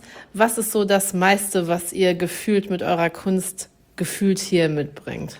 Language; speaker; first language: German; native; German